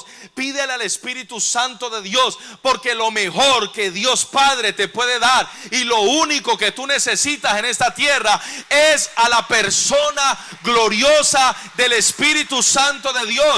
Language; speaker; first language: Spanish; native; Spanish